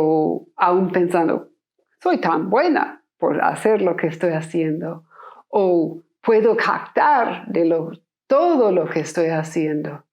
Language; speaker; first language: Spanish; non-native, fluent; English